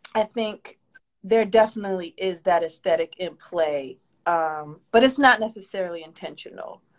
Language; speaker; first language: English; native; English